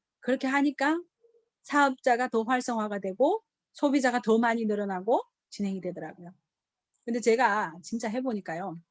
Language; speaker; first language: Korean; native; Korean